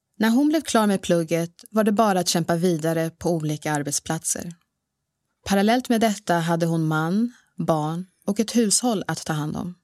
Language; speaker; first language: Swedish; early bilingual, other home language; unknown